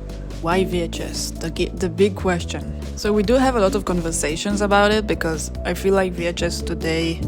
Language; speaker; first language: English; non-native, fluent; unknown